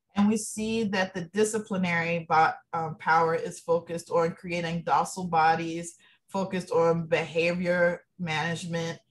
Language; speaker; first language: English; native; English